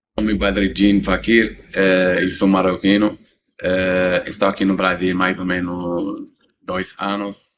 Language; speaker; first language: Portuguese; non-native, learner; Arabic